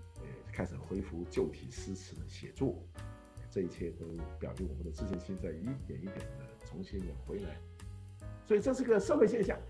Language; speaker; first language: Chinese; non-native, local second language; Cantonese